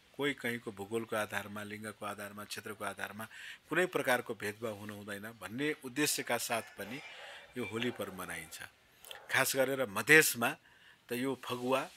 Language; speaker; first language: Nepali; non-native, local second language; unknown